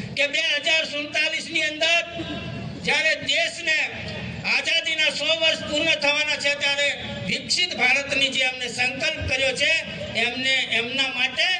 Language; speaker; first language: Gujarati; non-native, local second language; Rathawi